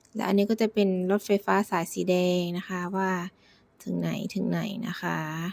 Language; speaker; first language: Thai; native; Thai